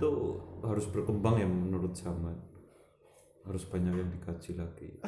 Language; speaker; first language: Indonesian; non-native, local second language; Javanese